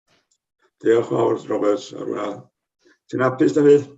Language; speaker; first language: Welsh; native; Welsh